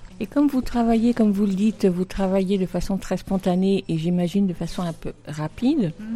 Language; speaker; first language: French; native; French